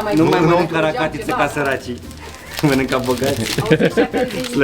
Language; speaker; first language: Romanian; native; Romanian